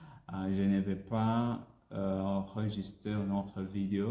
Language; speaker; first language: French; non-native, learner; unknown